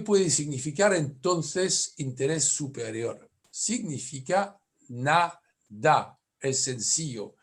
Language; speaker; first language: Spanish; non-native, fluent; French